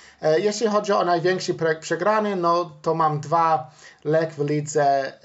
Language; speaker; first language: Polish; non-native, fluent; English